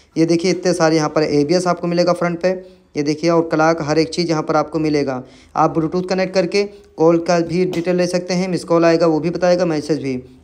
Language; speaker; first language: Hindi; native; Hindi